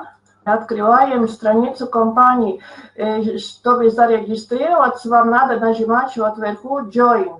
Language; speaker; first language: Russian; non-native, local second language; Latvian